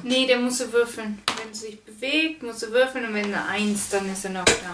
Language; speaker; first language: German; native; German